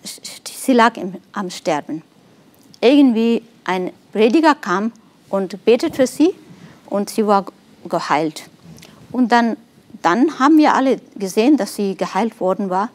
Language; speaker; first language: German; non-native, fluent; Nepali